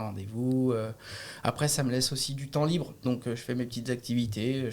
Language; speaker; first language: French; native; French